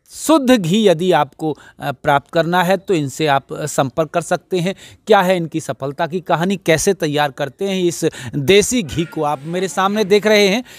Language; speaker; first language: Hindi; native; Hindi